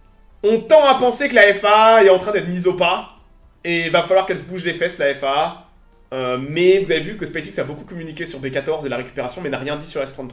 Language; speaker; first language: French; native; French